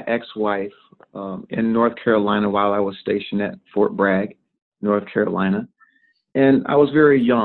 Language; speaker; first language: English; native; English